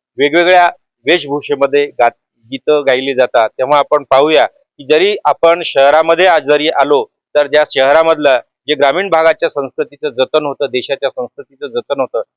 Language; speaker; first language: Marathi; non-native, local second language; Lambadi